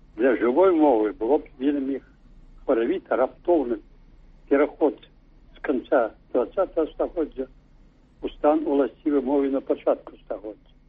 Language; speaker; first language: Belarusian; native; Belarusian